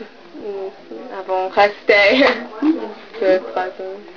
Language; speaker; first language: French; non-native, learner; English